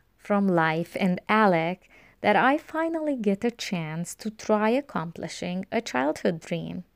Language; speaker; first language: English; non-native, fluent; Romanian